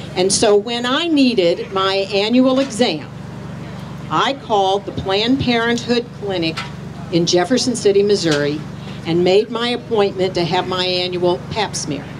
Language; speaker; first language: English; native; English